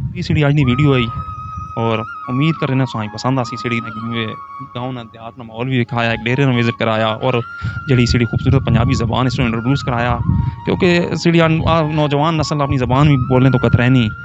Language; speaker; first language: Punjabi; native; Punjabi